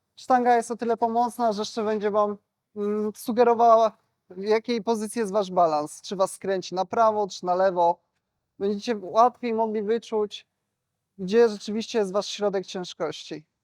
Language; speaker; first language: Polish; native; Polish